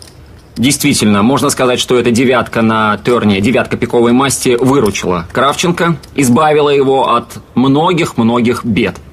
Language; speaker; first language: Russian; native; Russian